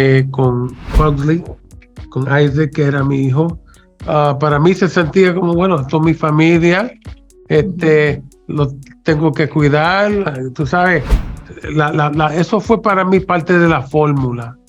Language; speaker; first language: Spanish; early bilingual, heritage; Spanish